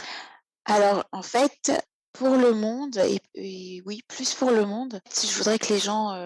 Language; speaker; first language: French; native; French